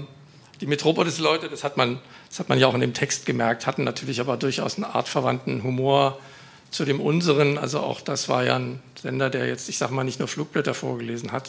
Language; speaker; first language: German; native; German